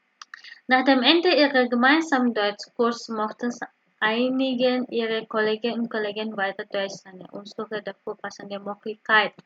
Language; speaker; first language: German; non-native, learner; Indonesian